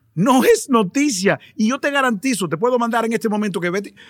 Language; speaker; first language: Spanish; early bilingual, heritage; Spanish